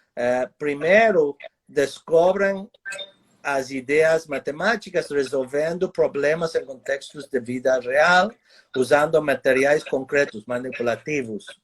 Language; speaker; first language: Portuguese; non-native, fluent; English